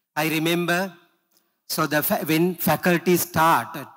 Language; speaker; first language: English; non-native, local second language; Sinhala